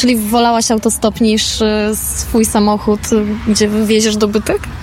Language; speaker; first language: Polish; native; Polish